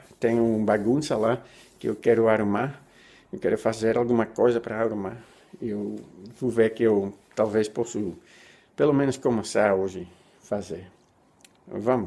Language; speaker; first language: Portuguese; non-native, learner; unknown